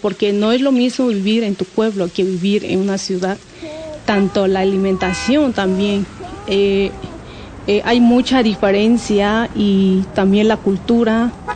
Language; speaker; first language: Spanish; non-native, local second language; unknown